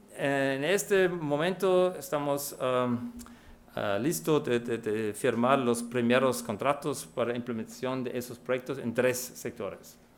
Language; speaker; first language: Spanish; non-native, fluent; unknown